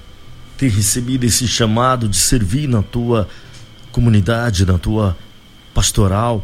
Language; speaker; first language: Portuguese; native; Portuguese